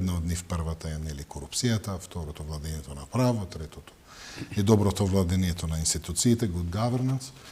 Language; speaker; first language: Macedonian; non-native, fluent; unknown